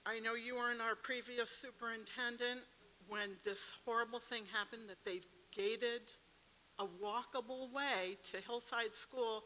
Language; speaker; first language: English; native; English